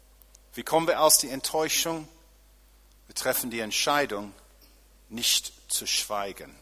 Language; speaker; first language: German; non-native, fluent; English